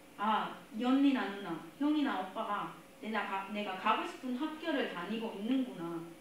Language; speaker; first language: Korean; non-native, fluent; Spanish